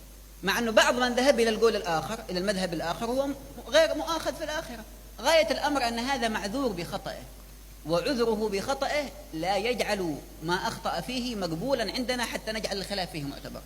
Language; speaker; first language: Arabic; native; Arabic